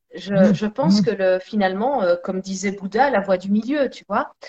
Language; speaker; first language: French; native; French